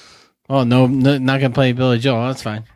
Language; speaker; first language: English; native; English